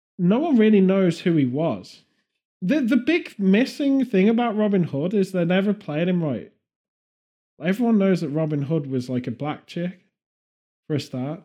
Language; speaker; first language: English; native; English